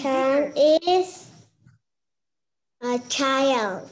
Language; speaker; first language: English; non-native, learner; Indonesian